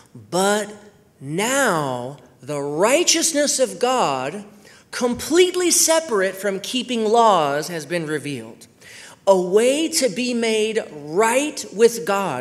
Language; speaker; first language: English; native; English